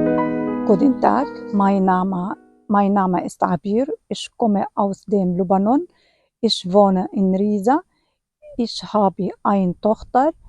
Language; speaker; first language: German; non-native, learner; Arabic